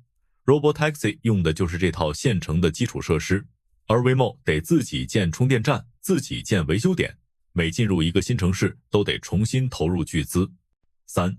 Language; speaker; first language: Chinese; native; Chinese